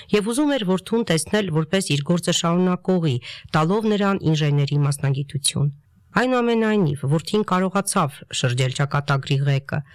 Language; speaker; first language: Armenian; native; Armenian